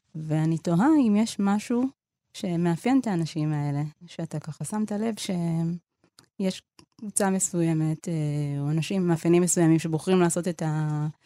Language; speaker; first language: Hebrew; early bilingual, other home language; Amharic